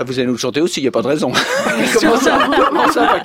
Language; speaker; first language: French; native; French